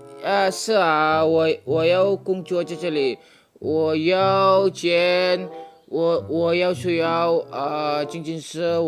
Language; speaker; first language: Chinese; non-native, learner; Indonesian